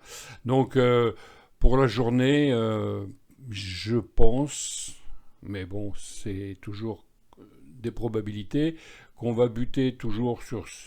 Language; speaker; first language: French; native; French